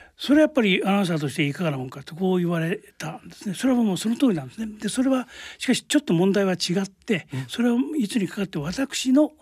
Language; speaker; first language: Japanese; native; Japanese